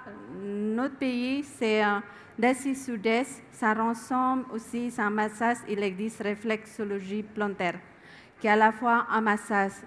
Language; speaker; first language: French; non-native, learner; Indonesian